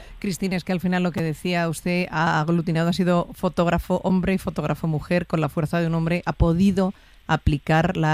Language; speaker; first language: Spanish; native; Spanish